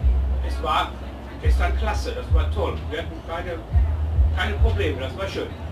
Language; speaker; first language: German; native; German